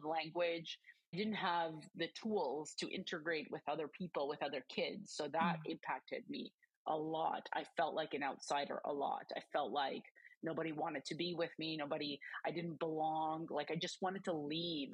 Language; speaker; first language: English; early bilingual, other home language; Croatian